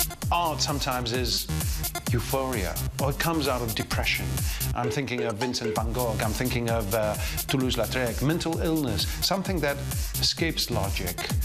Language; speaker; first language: English; non-native, fluent; Spanish